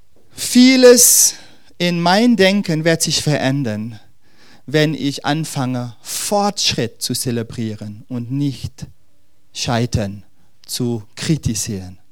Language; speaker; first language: German; non-native, fluent; Dutch